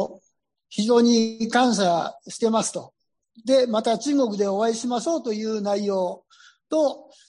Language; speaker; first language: Japanese; native; Japanese